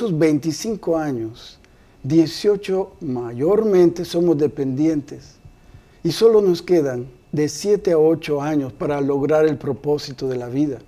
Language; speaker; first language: Spanish; native; Spanish